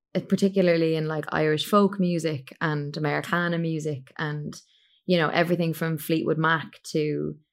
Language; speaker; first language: English; native; English